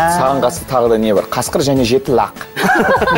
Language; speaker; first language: Kazakh; native; Kazakh